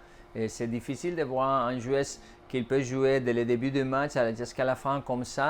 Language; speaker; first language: French; non-native, fluent; Spanish